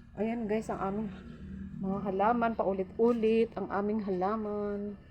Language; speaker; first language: Filipino; non-native, local second language; Waray